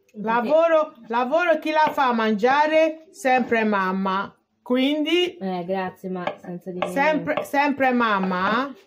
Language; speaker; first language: Italian; non-native, learner; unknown